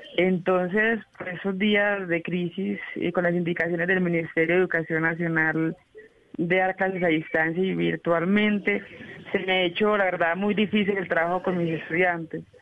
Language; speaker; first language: Spanish; native; Spanish